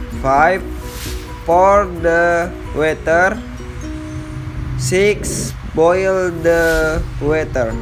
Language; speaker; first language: English; non-native, learner; Indonesian